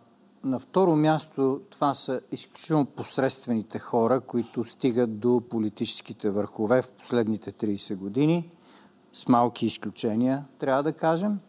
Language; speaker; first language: Bulgarian; native; Bulgarian